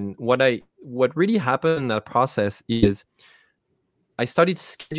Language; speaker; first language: English; non-native, fluent; French